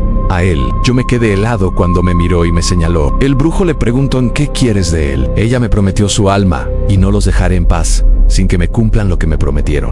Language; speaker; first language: Spanish; native; Spanish